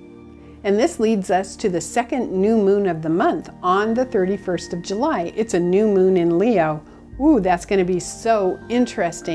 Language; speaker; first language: English; native; English